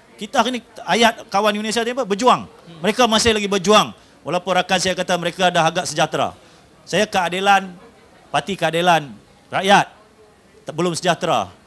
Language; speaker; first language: Malay; native; Malay